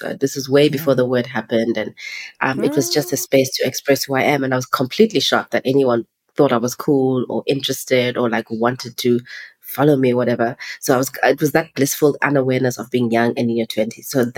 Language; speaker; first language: English; non-native, local second language; Xhosa